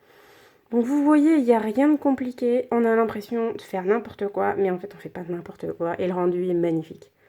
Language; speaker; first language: French; native; French